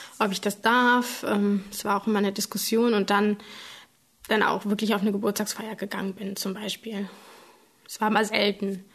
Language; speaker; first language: German; early bilingual, other home language; Tamil